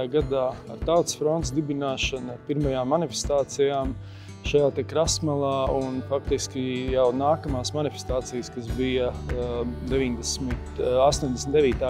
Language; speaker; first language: Latvian; native; Latvian